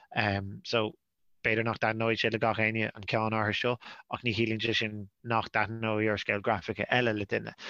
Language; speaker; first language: Irish; non-native, local second language; English